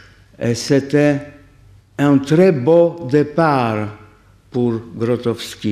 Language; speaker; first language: French; non-native, fluent; Polish